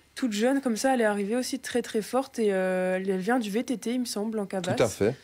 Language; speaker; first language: French; native; French